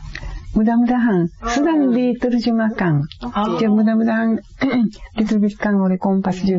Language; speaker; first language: Indonesian; non-native, fluent; Japanese